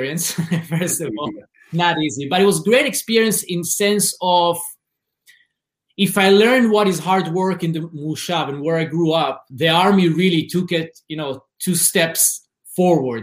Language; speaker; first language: English; non-native, fluent; Hebrew